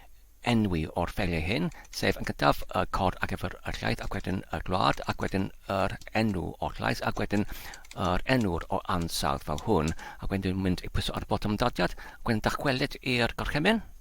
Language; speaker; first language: Welsh; non-native, learner; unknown